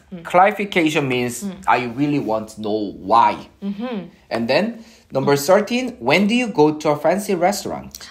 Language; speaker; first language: English; non-native, fluent; Korean